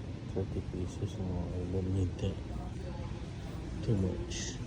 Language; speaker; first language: English; non-native, local second language; Filipino